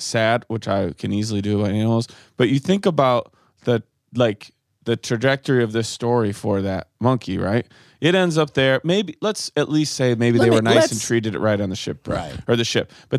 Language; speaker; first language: English; native; English